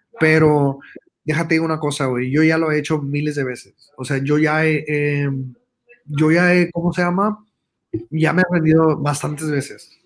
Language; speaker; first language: Spanish; early bilingual, heritage; Spanish